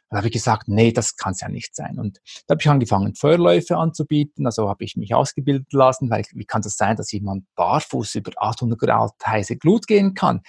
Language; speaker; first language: German; early bilingual, other home language; Greek